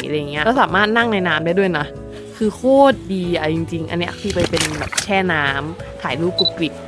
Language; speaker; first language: Thai; native; Thai